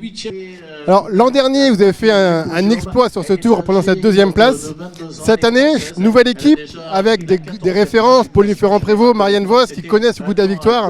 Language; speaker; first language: French; native; French